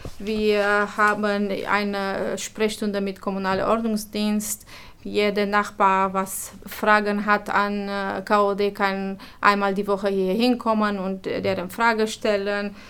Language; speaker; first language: German; non-native, fluent; Romanian